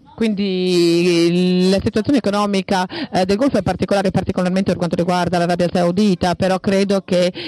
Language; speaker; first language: Italian; non-native, fluent; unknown